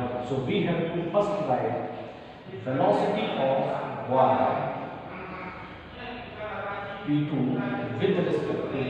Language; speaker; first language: English; non-native, local second language; Hindi